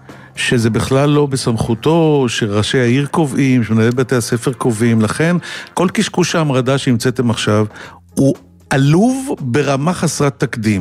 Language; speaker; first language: Hebrew; native; Hebrew